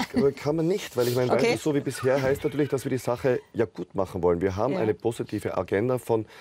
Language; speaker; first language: German; native; German